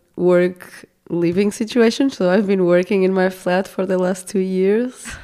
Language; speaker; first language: English; non-native, fluent; Portuguese